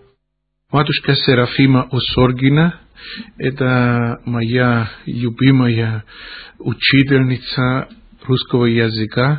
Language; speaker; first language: Russian; non-native, fluent; Greek